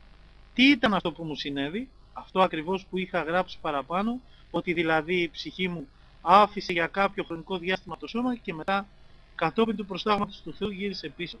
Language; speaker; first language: Greek; native; Greek